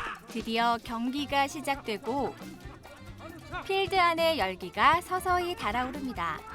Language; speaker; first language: Korean; native; Korean